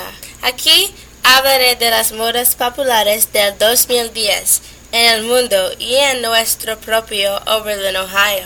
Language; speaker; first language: Spanish; non-native, learner; English